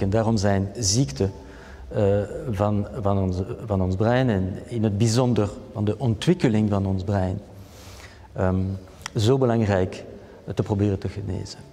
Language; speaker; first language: Dutch; non-native, fluent; French